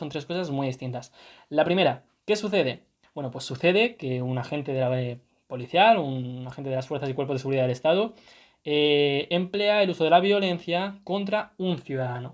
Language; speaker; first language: Spanish; native; Spanish